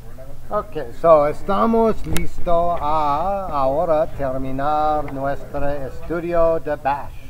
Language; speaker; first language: Spanish; non-native, fluent; English